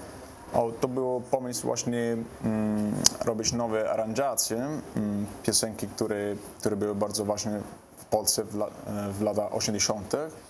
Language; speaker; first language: Polish; non-native, learner; Italian